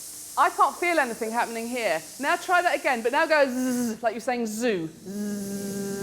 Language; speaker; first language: English; native; English